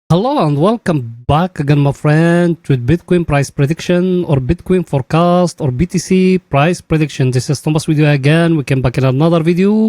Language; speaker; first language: English; non-native, fluent; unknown